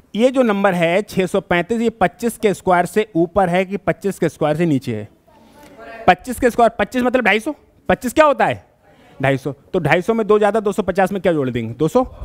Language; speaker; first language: Hindi; native; Hindi